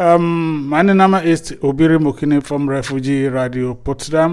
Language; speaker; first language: German; non-native, fluent; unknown